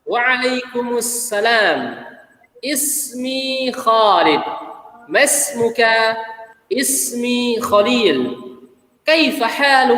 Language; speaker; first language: Arabic; non-native, fluent; Indonesian